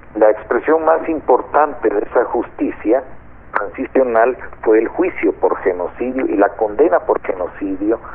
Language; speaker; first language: Spanish; native; Spanish